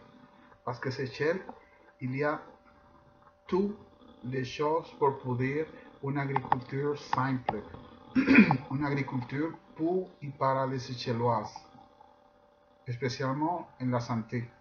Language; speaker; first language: French; non-native, fluent; Spanish